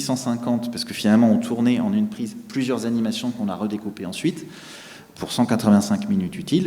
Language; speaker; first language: French; native; French